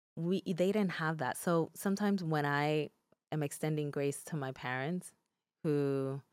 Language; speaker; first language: English; early bilingual, other home language; Spanish